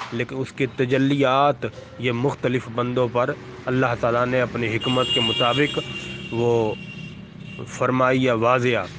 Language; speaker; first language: Urdu; non-native, local second language; Punjabi